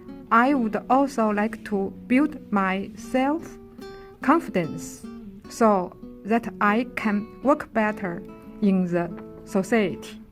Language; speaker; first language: English; non-native, learner; Chinese